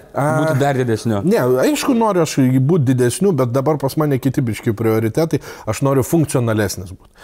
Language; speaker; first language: Lithuanian; native; Lithuanian